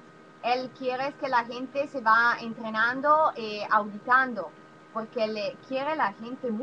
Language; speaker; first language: Spanish; non-native, learner; Italian